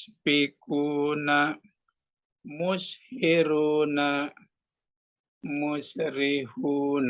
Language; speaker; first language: Arabic; non-native, learner; Indonesian